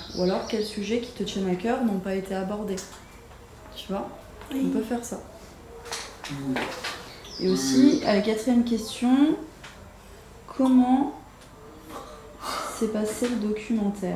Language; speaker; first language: French; native; French